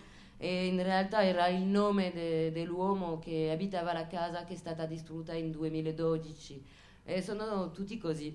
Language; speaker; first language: Italian; non-native, fluent; French